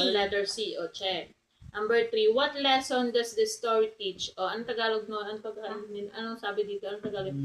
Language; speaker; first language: Filipino; native; Filipino